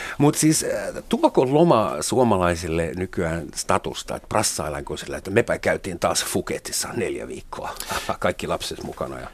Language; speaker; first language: Finnish; non-native, fluent; German